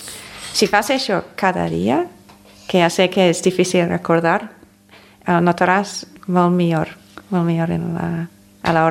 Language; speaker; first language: Catalan; non-native, fluent; English